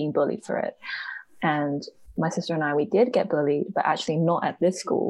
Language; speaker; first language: English; native; English